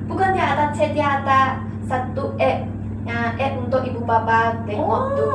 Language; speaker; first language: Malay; non-native, local second language; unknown